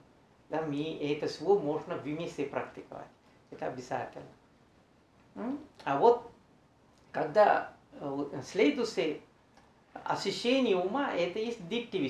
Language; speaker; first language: Russian; non-native, learner; Sinhala